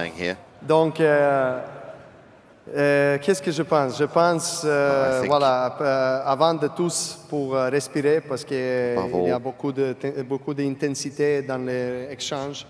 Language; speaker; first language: French; non-native, fluent; Serbian